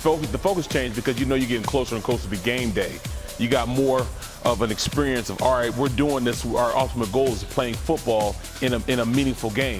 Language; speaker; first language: English; native; English